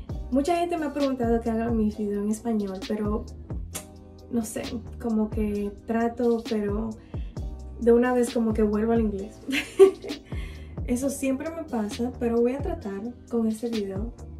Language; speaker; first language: Spanish; early bilingual, heritage; Spanish